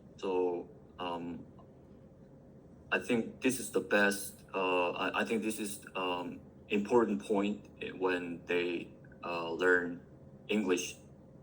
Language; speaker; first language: English; non-native, learner; Korean